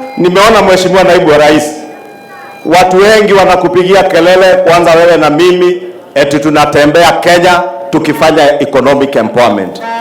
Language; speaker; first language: Swahili; non-native, local second language; Kikuyu